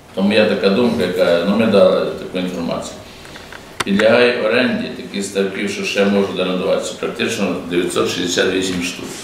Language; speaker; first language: Ukrainian; native; Ukrainian